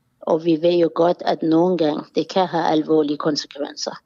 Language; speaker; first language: Danish; non-native, fluent; Persian